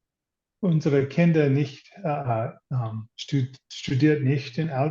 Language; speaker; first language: German; non-native, learner; English